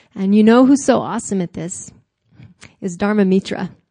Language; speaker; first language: English; native; English